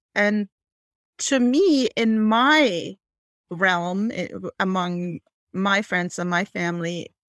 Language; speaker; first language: English; non-native, fluent; German